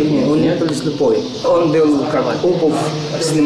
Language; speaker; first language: Russian; non-native, learner; Arabic